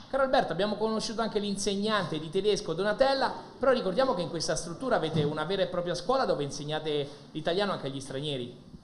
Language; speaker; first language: Italian; native; Italian